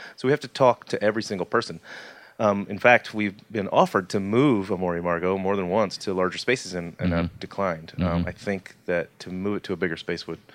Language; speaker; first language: English; native; English